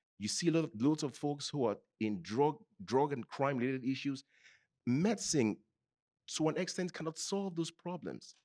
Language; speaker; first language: English; non-native, local second language; Yoruba